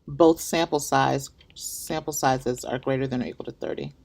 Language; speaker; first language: English; native; English